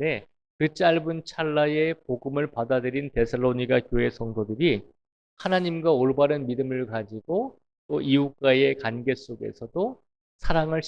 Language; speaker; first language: Korean; native; Korean